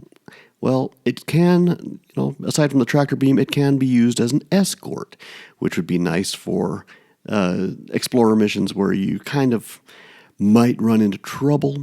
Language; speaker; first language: English; native; English